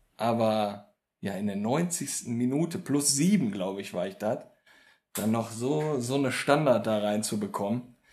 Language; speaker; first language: German; native; German